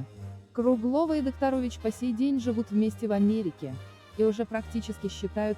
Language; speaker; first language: Russian; native; Russian